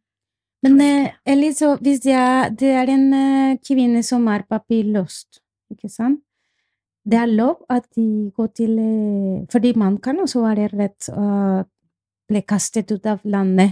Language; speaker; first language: Norwegian; non-native, fluent; Spanish